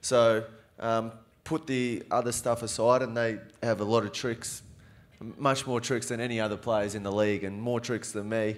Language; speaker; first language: English; native; English